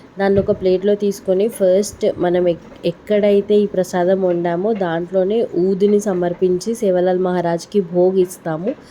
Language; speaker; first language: Telugu; non-native, local second language; Lambadi